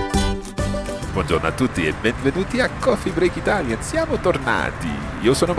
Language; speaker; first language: Italian; non-native, fluent; English